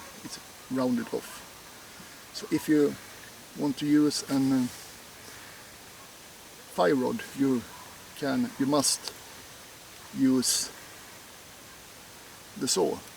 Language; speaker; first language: English; non-native, fluent; Swedish